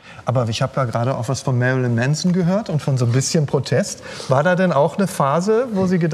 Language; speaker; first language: German; native; German